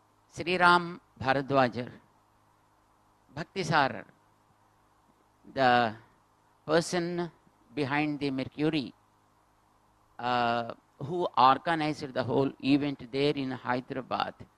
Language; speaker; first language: English; non-native, local second language; Telugu